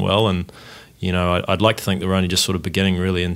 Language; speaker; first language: English; native; English